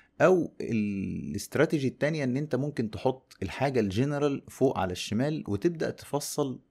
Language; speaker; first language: Arabic; native; Arabic